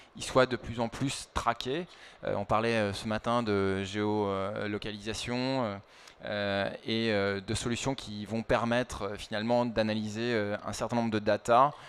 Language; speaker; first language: French; native; French